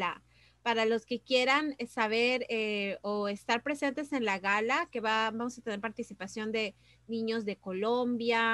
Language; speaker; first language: Spanish; native; Spanish